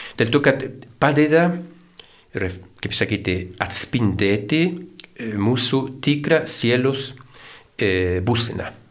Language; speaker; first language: Lithuanian; non-native, fluent; Spanish